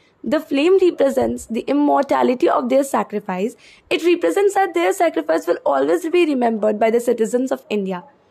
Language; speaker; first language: English; non-native, local second language; Hindi